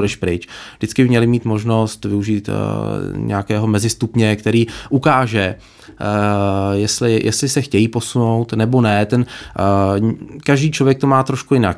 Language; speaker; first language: Czech; native; Czech